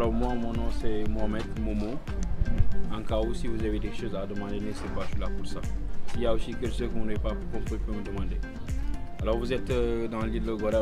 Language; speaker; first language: French; non-native, local second language; Wolof